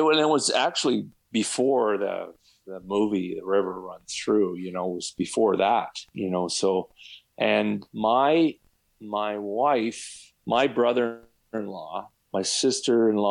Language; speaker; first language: English; native; English